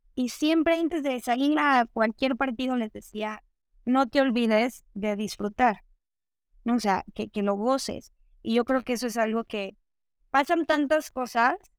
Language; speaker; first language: Spanish; native; Spanish